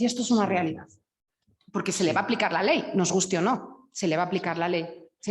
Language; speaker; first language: Spanish; native; Spanish